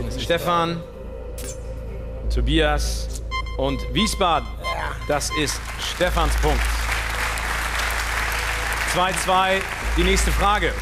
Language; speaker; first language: German; native; German